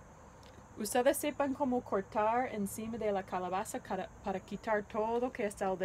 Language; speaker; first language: Spanish; non-native, learner; English